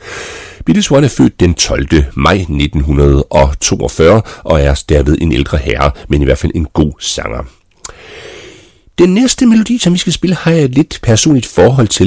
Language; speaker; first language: Danish; native; Danish